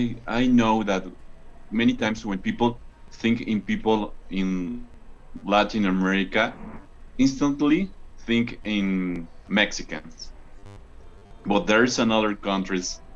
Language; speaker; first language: English; non-native, learner; Spanish